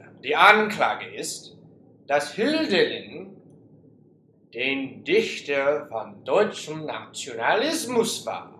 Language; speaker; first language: German; non-native, learner; English